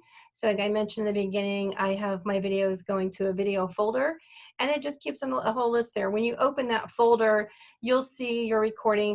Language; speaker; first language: English; native; English